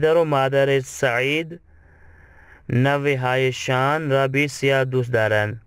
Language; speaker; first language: Persian; non-native, fluent; Urdu